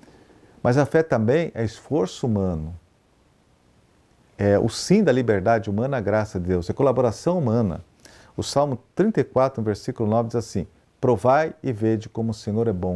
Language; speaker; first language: Portuguese; native; Portuguese